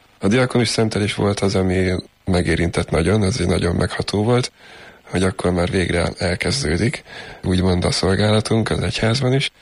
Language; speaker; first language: Hungarian; native; Hungarian